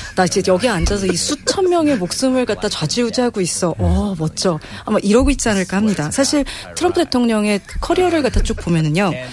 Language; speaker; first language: Korean; non-native, fluent; English